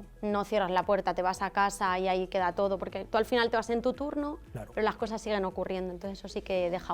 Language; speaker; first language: Spanish; native; Spanish